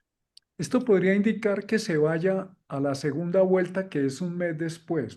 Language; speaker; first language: Spanish; native; Spanish